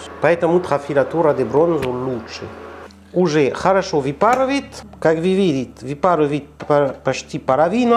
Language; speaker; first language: Russian; non-native, learner; French